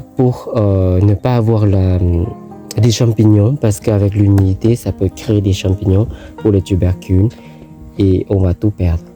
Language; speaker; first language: French; non-native, learner; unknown